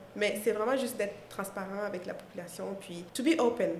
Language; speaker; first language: French; non-native, local second language; Mossi